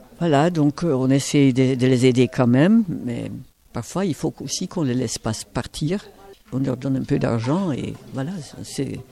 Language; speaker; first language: French; native; French